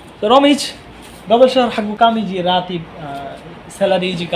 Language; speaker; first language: Arabic; non-native, learner; Bangla